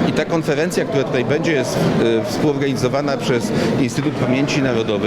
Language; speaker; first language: Polish; native; Polish